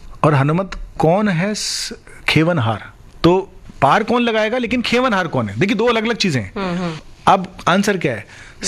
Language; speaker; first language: Hindi; non-native, local second language; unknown